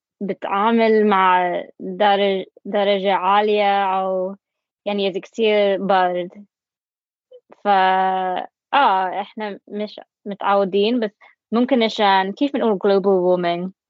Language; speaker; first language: Arabic; non-native, learner; English